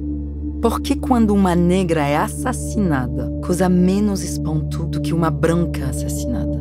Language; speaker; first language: Portuguese; non-native, fluent; French